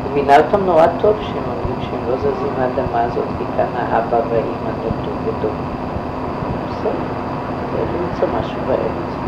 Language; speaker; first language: Hebrew; non-native, fluent; Yiddish